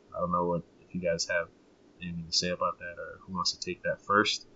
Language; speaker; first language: English; non-native, local second language; Kinyarwanda